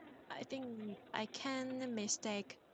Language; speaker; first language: English; non-native, learner; Korean